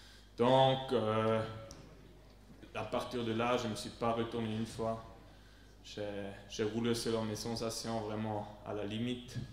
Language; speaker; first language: French; non-native, local second language; Swiss German